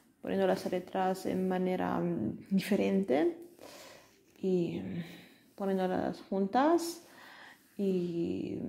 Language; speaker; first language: Spanish; non-native, learner; Italian